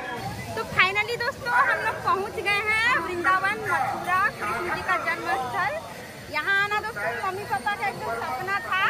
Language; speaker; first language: Hindi; native; Hindi